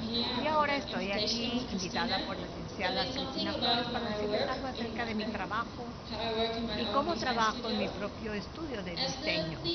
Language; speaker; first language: Spanish; non-native, fluent; Dutch